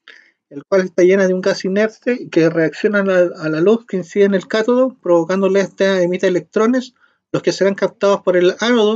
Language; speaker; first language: Spanish; native; Spanish